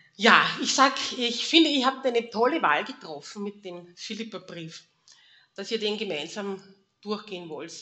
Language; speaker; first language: German; native; German